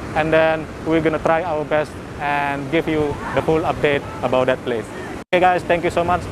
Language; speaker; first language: English; non-native, fluent; Indonesian